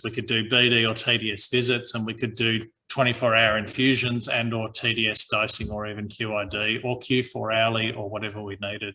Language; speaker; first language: English; native; English